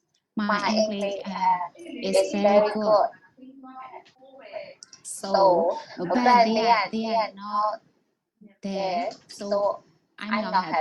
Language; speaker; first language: English; non-native, learner; Burmese